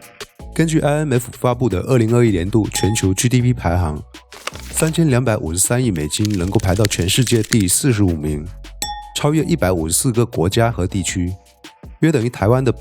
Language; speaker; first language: Chinese; native; Chinese